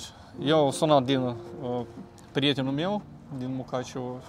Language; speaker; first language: Romanian; early bilingual, heritage; Romanian